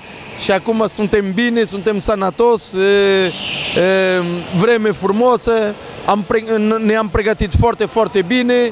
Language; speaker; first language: Romanian; non-native, fluent; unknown